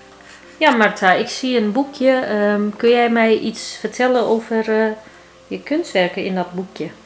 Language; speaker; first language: Dutch; early bilingual, heritage; Turkish